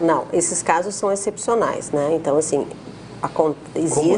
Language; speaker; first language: Portuguese; native; Portuguese